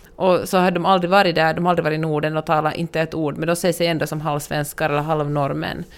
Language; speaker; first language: Swedish; native; Swedish